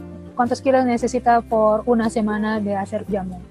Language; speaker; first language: Spanish; non-native, learner; Indonesian